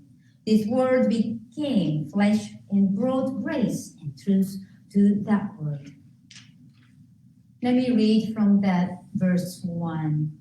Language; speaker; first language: English; non-native, fluent; Japanese